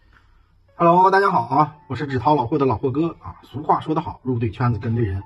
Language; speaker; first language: Chinese; native; Chinese